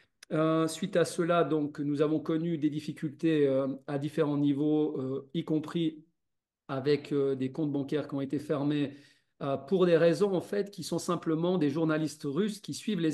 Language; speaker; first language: French; native; French